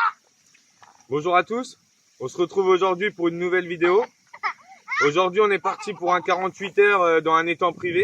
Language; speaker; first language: French; native; French